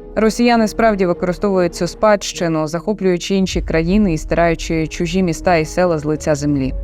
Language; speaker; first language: Ukrainian; native; Ukrainian